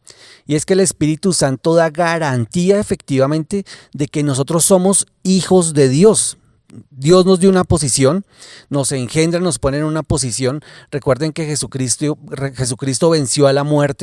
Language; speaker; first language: Spanish; native; Spanish